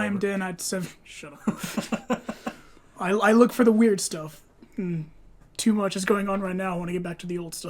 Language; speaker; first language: English; native; English